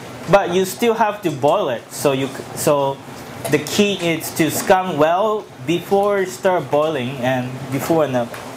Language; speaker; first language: English; non-native, fluent; Japanese